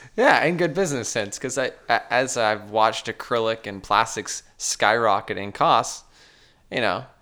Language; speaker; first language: English; native; English